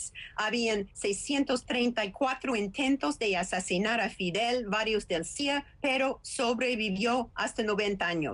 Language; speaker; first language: Spanish; non-native, fluent; English